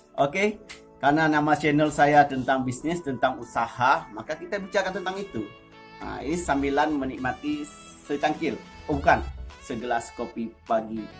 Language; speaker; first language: Indonesian; non-native, local second language; Achinese